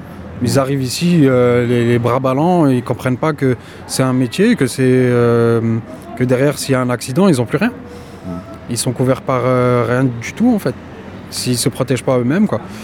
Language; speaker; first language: French; native; French